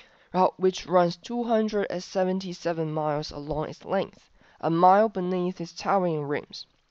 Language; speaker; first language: English; non-native, fluent; Chinese